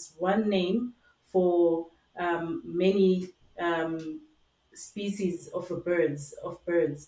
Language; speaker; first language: English; non-native, local second language; Zulu